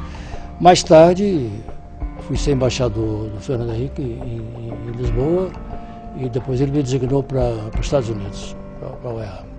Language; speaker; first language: Portuguese; native; Portuguese